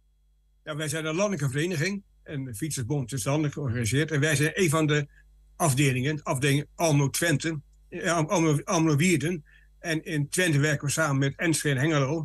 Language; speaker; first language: Dutch; native; Dutch